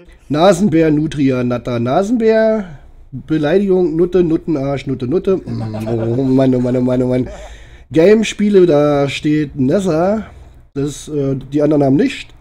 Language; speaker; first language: German; native; German